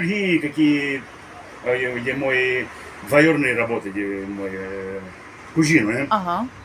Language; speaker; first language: Russian; non-native, learner; Romanian